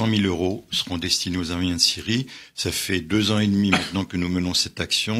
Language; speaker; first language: French; native; French